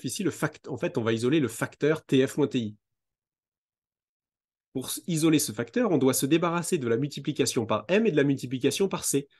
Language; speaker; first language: French; native; French